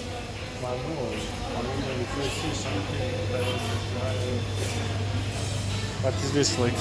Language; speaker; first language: English; non-native, learner; Serbian